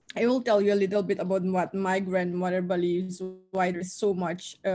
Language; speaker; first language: English; non-native, fluent; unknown